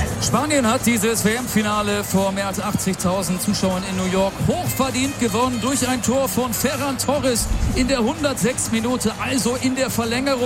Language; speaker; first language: German; native; German